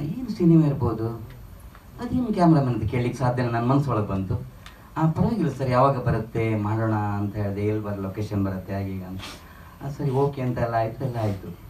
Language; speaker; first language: Kannada; native; Kannada